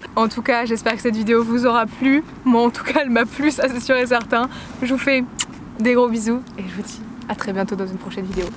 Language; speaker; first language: French; native; French